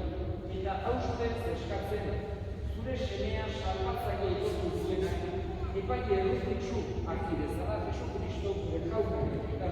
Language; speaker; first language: Basque; native; Basque